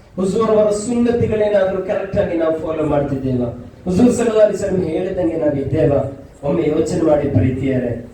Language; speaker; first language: Kannada; non-native, local second language; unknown